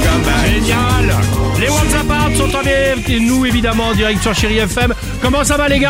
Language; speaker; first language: French; native; French